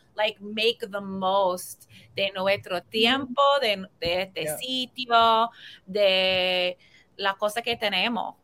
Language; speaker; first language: Spanish; early bilingual, heritage; Spanish